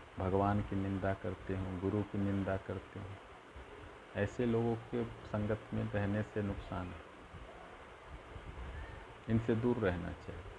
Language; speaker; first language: Hindi; native; Hindi